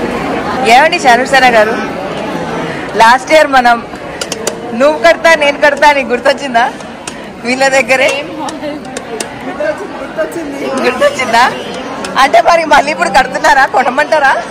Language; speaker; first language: Telugu; native; Telugu